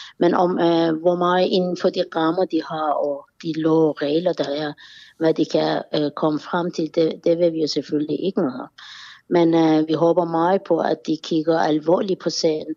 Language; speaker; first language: Danish; non-native, fluent; Persian